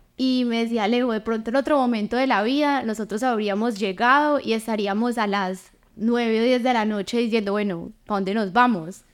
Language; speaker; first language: Spanish; native; Spanish